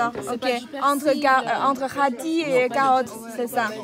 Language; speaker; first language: French; non-native, learner; Chinese